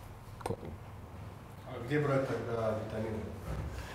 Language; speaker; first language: Russian; native; Russian